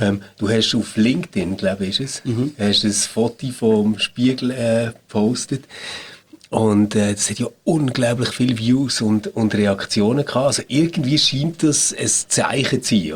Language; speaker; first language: German; native; German